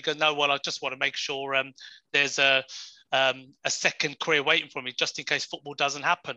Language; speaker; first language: English; native; English